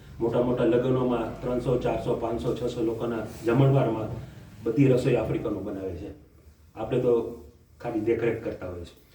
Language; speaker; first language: Gujarati; early bilingual, heritage; Gujarati